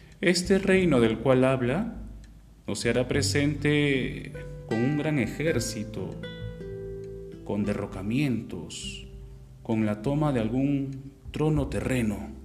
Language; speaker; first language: Spanish; native; Spanish